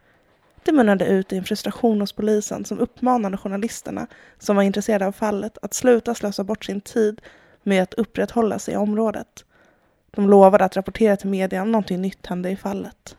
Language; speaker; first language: Swedish; native; Swedish